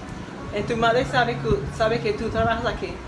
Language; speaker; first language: Spanish; non-native, learner; English